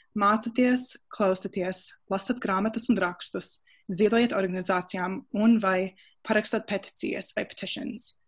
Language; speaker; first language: Latvian; early bilingual, heritage; Latvian